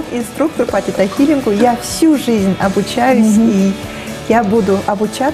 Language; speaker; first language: Russian; native; Russian